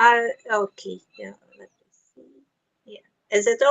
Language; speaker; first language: English; non-native, learner; Portuguese